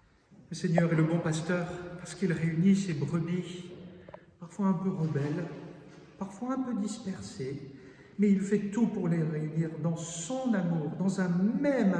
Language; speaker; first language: French; native; French